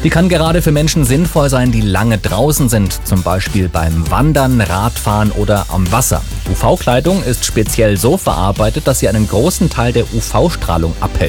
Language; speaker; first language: German; native; German